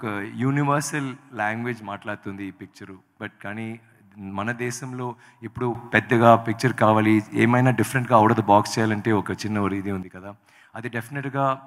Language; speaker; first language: Telugu; non-native, local second language; Tamil